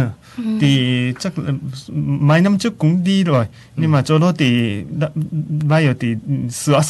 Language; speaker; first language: Vietnamese; non-native, fluent; Japanese